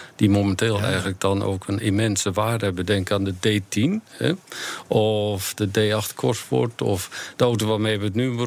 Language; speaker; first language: Dutch; native; Dutch